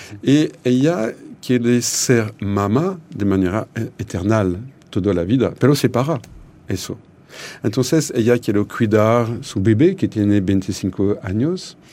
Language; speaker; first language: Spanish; non-native, learner; French